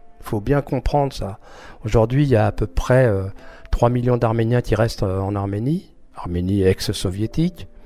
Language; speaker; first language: French; early bilingual, other home language; Armenian